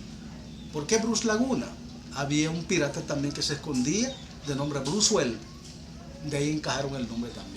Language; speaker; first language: Spanish; non-native, local second language; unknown